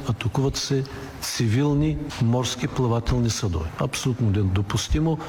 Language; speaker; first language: Bulgarian; native; Bulgarian